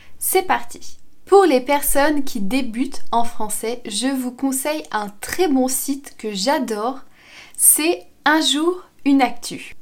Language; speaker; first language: French; native; French